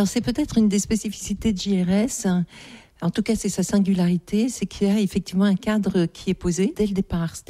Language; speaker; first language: French; native; French